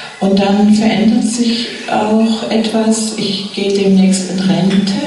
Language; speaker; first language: German; native; German